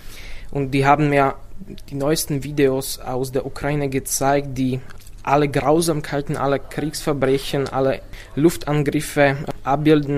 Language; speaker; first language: German; non-native, fluent; Slovak